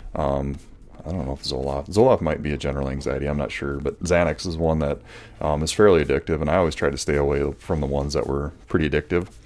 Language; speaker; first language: English; native; English